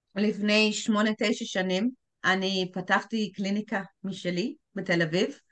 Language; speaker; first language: Hebrew; non-native, fluent; English